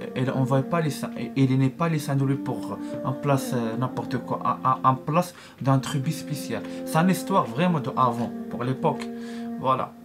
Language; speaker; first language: French; non-native, learner; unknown